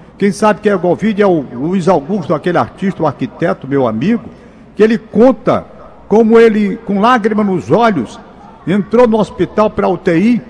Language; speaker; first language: Portuguese; native; Portuguese